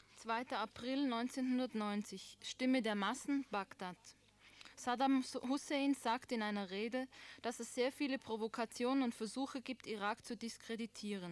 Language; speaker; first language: German; native; German